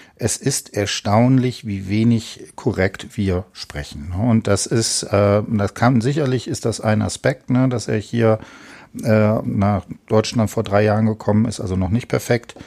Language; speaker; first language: German; native; German